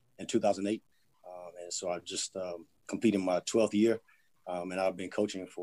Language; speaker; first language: English; native; English